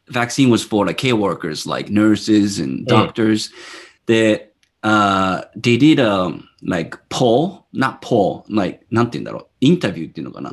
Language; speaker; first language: English; non-native, fluent; Japanese